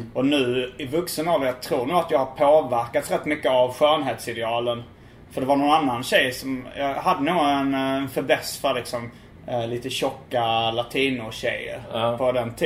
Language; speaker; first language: Swedish; native; Swedish